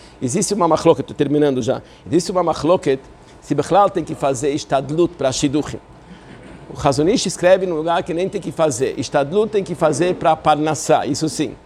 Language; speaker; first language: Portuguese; non-native, fluent; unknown